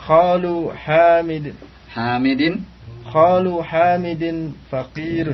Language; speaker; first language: Arabic; non-native, learner; Indonesian